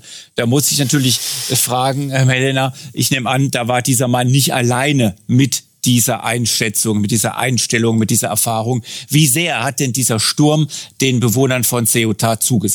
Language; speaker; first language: German; native; German